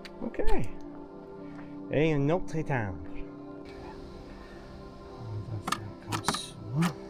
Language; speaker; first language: French; non-native, learner; English